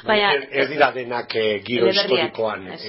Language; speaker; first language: Basque; native; Basque